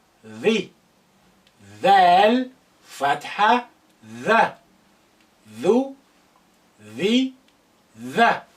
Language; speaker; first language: Arabic; non-native, fluent; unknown